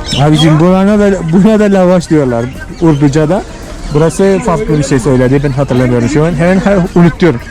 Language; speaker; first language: Turkish; non-native, fluent; Malayalam